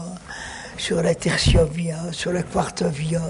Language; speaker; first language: French; native; French